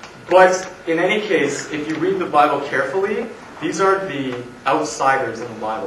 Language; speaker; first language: English; native; English